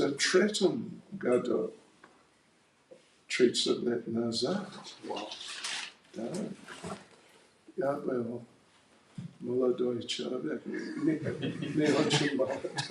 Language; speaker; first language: Russian; non-native, learner; English